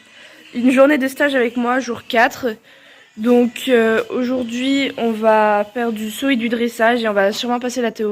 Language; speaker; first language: French; native; French